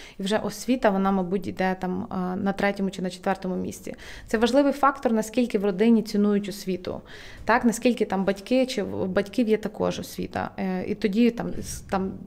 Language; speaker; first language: Ukrainian; native; Ukrainian